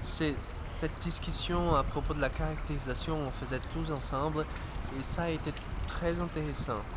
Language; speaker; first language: French; non-native, fluent; Portuguese